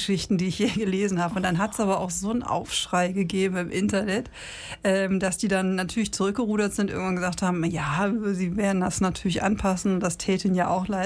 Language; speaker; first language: German; native; German